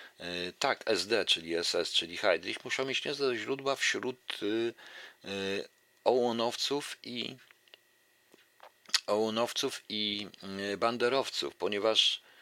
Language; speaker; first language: Polish; native; Polish